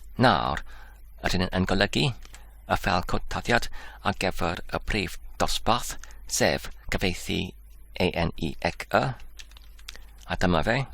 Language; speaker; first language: Welsh; non-native, learner; English